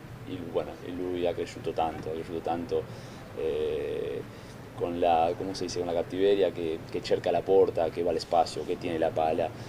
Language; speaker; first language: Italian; non-native, fluent; Spanish